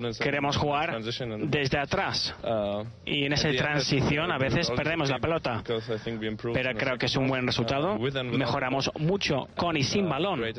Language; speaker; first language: Spanish; non-native, fluent; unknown